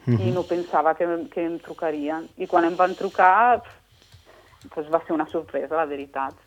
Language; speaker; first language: Catalan; non-native, fluent; Italian